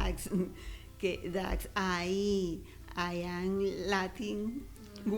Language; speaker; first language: English; non-native, learner; Spanish